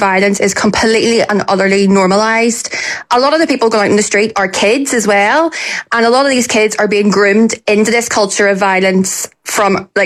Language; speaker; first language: English; native; English